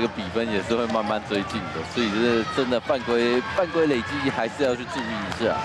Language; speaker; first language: Chinese; native; Chinese